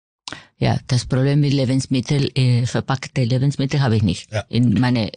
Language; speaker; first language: German; non-native, fluent; Spanish